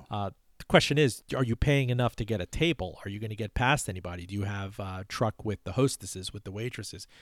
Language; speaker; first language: English; early bilingual, other home language; Persian